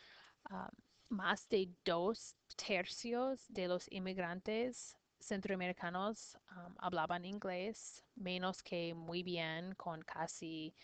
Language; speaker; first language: Spanish; non-native, learner; English